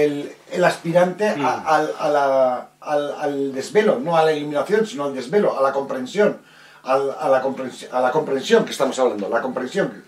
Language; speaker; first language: Spanish; native; Spanish